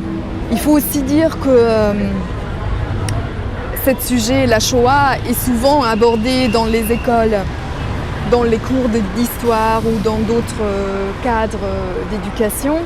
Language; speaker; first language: French; non-native, fluent; German